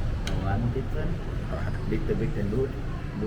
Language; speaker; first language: English; non-native, learner; Vietnamese